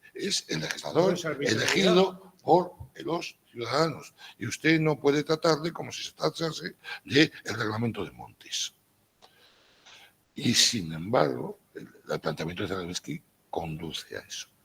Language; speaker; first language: Spanish; native; Spanish